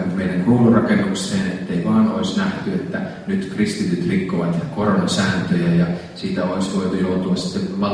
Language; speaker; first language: Finnish; native; Finnish